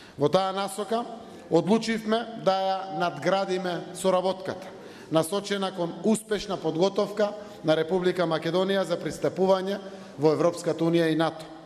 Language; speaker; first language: Macedonian; native; Macedonian